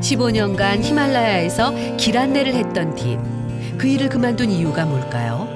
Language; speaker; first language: Korean; native; Korean